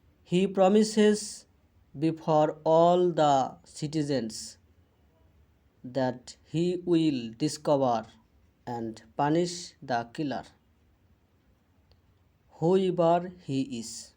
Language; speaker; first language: English; non-native, local second language; Bangla